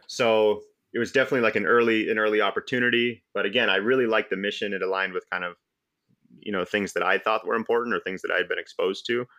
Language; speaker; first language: English; native; English